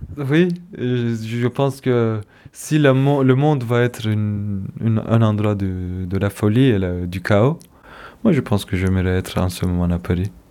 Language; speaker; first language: French; non-native, fluent; Kurdish